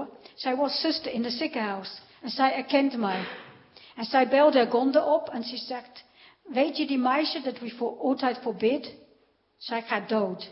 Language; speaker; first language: Dutch; non-native, fluent; English